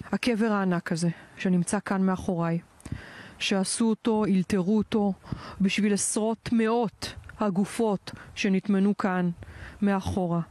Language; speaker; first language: Hebrew; native; Hebrew